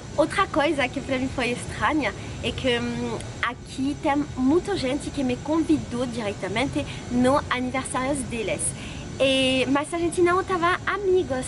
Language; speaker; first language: Portuguese; non-native, fluent; French